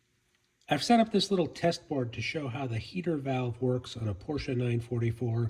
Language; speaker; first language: English; native; English